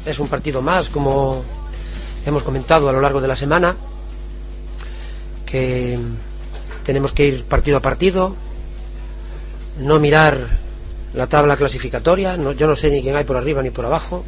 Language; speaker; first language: Spanish; native; Spanish